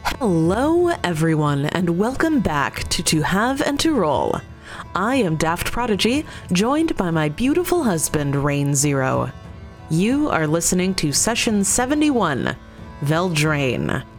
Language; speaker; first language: English; native; English